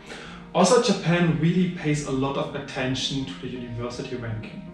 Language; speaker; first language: English; non-native, fluent; German